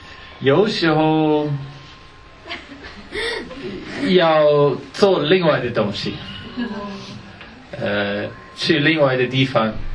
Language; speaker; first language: Chinese; non-native, learner; Dutch